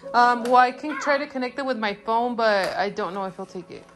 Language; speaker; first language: English; early bilingual, other home language; Spanish